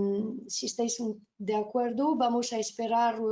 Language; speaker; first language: Spanish; non-native, fluent; French